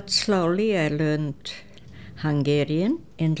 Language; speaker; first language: English; non-native, fluent; Croatian